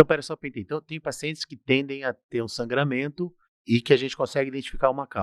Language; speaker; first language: Portuguese; native; Portuguese